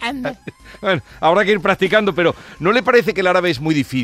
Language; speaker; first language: Spanish; native; Spanish